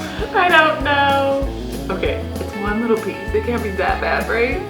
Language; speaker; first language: English; native; English